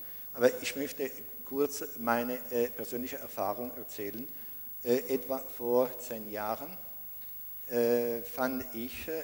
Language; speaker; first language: German; non-native, fluent; Italian